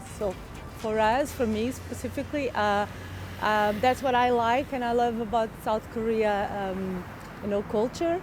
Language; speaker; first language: English; non-native, fluent; Portuguese